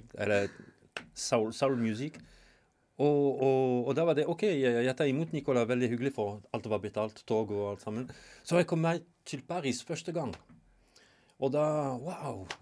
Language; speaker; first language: Norwegian; non-native, fluent; French